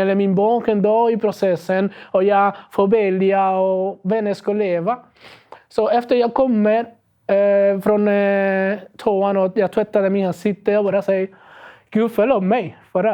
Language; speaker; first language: Swedish; non-native, learner; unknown